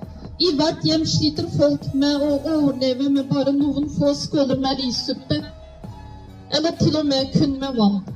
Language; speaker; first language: Norwegian; non-native, fluent; Uyghur